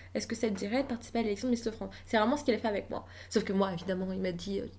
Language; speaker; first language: French; native; French